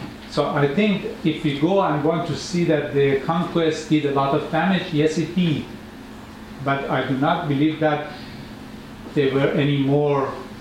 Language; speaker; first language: English; non-native, fluent; Persian